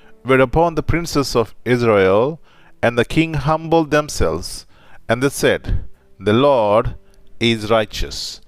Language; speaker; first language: English; non-native, local second language; Telugu